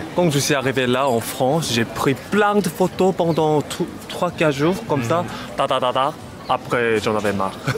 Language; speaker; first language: French; non-native, learner; Korean